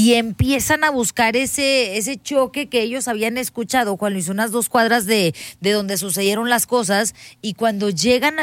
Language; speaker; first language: Spanish; native; Spanish